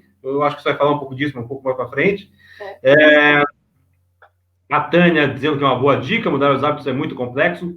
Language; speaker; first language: Portuguese; native; Portuguese